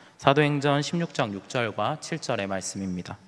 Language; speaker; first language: Korean; native; Korean